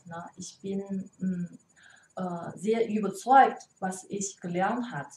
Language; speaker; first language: German; non-native, learner; Chinese